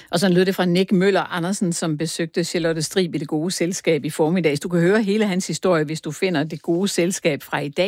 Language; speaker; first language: Danish; native; Danish